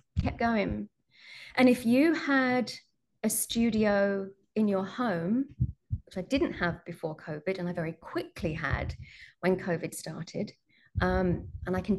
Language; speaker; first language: English; native; English